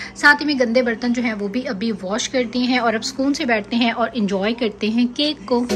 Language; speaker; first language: Urdu; native; Urdu